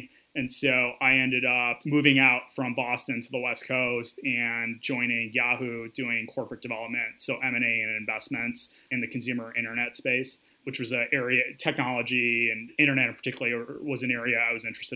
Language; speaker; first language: English; native; English